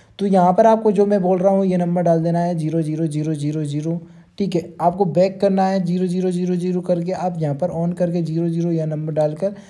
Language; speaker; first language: Hindi; native; Hindi